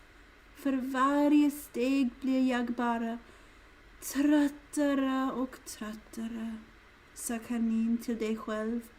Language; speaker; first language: Swedish; non-native, learner; English